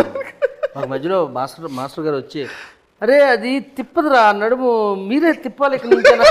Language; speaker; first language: Telugu; native; Telugu